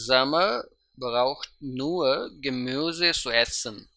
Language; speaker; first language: German; non-native, fluent; Urdu